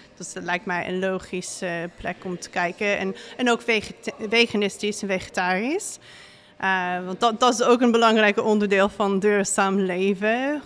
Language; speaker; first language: Dutch; non-native, fluent; English